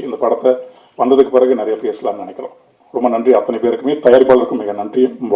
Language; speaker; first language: Tamil; native; Tamil